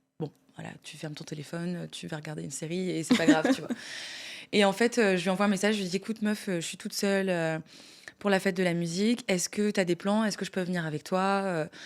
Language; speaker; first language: French; native; French